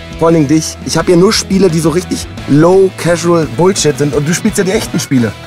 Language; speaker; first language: German; native; German